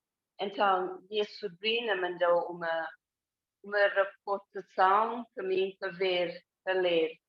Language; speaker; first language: Portuguese; non-native, fluent; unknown